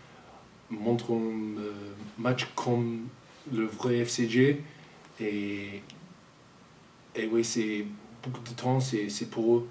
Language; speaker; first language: French; non-native, fluent; English